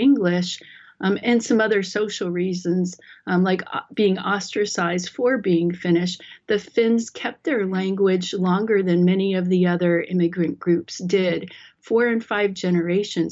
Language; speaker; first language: English; native; English